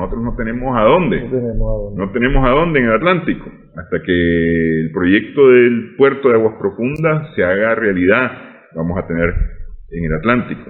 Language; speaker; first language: Spanish; native; Spanish